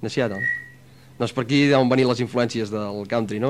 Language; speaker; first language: Catalan; native; Catalan